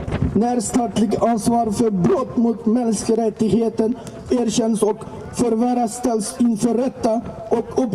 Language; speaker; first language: Swedish; non-native, learner; Uyghur